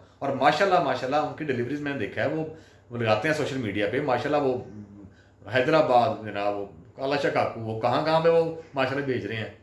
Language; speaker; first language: Urdu; non-native, local second language; Punjabi